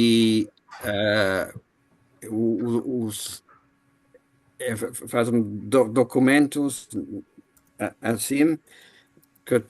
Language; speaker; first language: Portuguese; non-native, learner; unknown